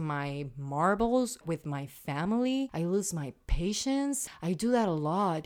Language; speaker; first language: English; non-native, fluent; Spanish